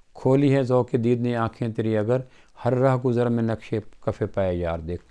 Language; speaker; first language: Urdu; native; Urdu